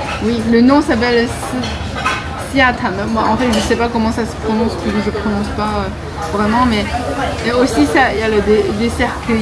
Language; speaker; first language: French; non-native, learner; Chinese